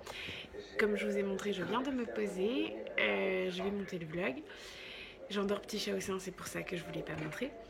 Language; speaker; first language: French; native; French